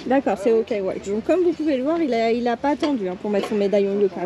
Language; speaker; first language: French; native; French